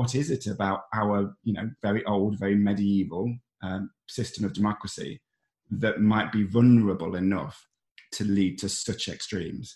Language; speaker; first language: English; native; English